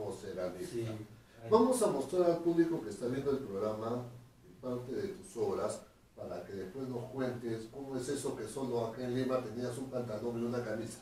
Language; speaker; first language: Spanish; native; Spanish